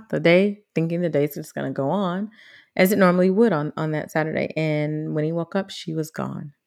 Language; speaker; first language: English; native; English